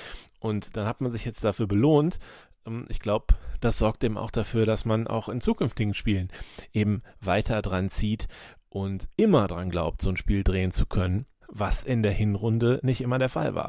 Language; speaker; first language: German; native; German